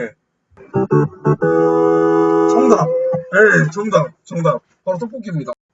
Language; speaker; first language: Korean; native; Korean